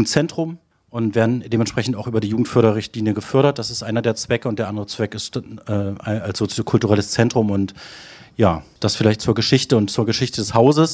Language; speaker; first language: German; native; German